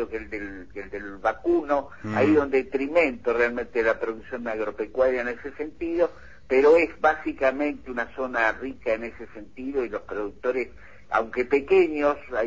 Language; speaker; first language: Spanish; native; Spanish